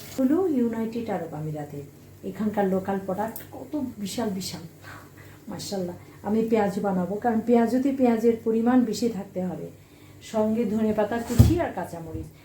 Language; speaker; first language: Bangla; native; Bangla